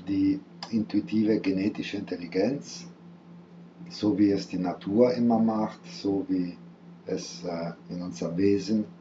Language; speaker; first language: German; non-native, fluent; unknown